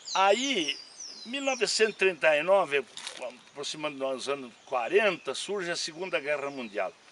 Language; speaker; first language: Portuguese; native; Portuguese